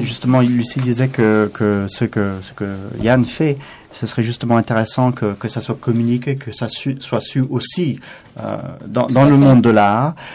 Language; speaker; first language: French; non-native, fluent; German